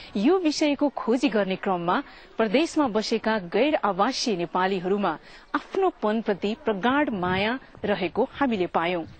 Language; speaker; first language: Nepali; native; Nepali